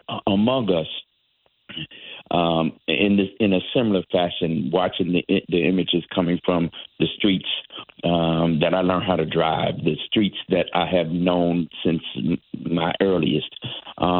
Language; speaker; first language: English; native; English